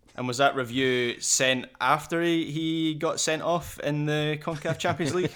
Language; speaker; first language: English; native; English